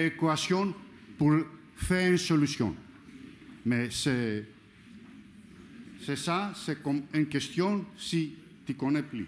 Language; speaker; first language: French; non-native, learner; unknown